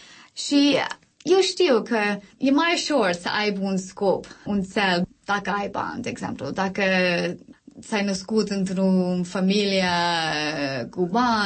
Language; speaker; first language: Romanian; non-native, learner; English